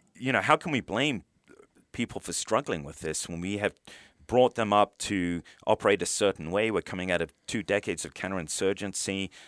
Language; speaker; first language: English; native; English